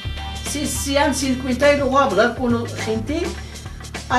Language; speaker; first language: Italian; non-native, learner; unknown